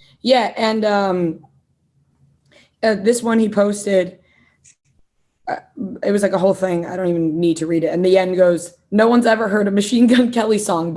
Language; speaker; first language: English; native; English